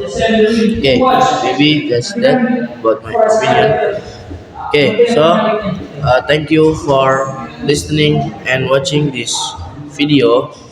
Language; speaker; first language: English; non-native, learner; Indonesian